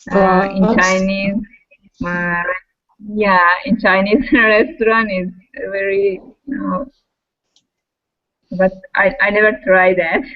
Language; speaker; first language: English; non-native, learner; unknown